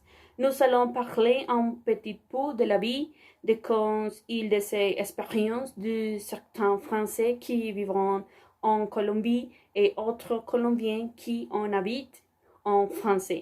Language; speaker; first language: French; non-native, learner; Spanish